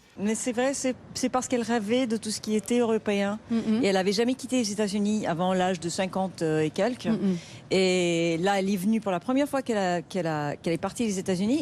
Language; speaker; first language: French; non-native, fluent; English